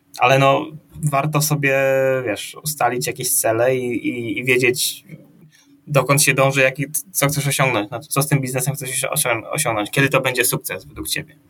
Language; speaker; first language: Polish; native; Polish